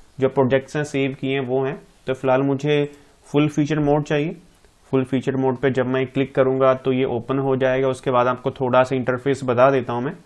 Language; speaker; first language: Hindi; non-native, local second language; Punjabi